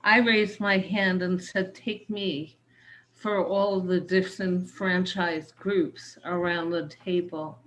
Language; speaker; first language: English; native; English